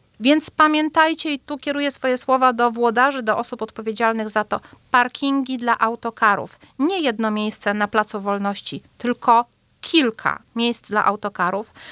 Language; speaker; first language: Polish; native; Polish